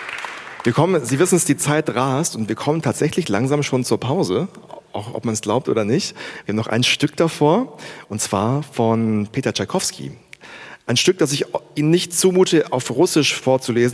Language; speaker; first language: German; native; German